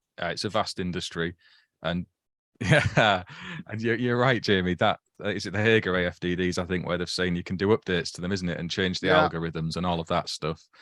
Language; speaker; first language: English; native; English